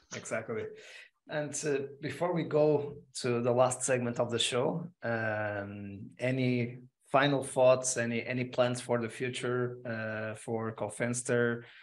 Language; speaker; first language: English; non-native, fluent; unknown